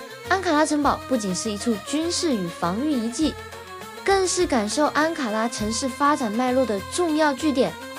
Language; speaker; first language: Chinese; native; Chinese